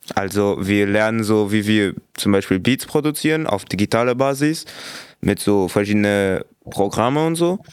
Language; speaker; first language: German; non-native, fluent; Ukrainian